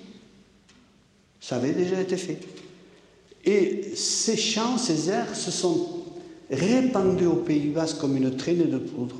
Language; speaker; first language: French; native; French